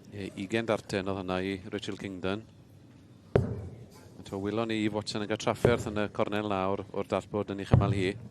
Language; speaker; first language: Welsh; native; Welsh